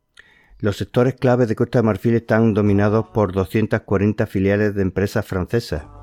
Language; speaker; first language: Spanish; native; Spanish